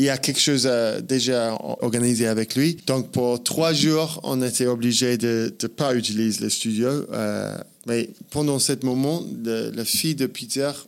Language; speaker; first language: French; non-native, fluent; English